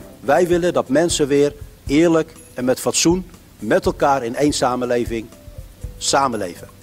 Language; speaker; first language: Dutch; early bilingual, other home language; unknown